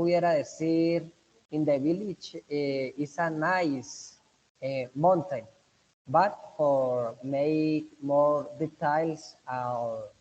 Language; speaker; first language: English; non-native, learner; Spanish